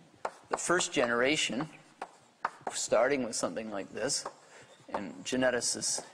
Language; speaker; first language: English; native; English